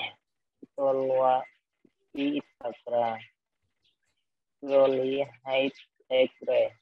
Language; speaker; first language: Japanese; non-native, learner; Vietnamese